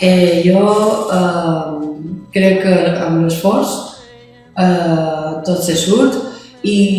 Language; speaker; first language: Catalan; non-native, local second language; Spanish